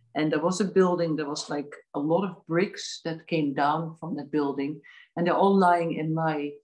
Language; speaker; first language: English; non-native, fluent; Dutch